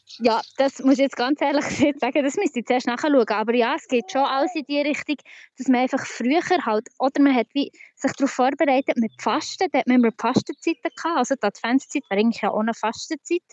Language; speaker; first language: German; native; German